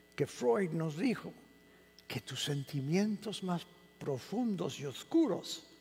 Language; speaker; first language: Spanish; early bilingual, heritage; Spanish